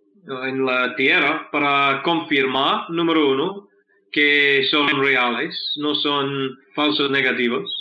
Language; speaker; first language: Spanish; non-native, fluent; English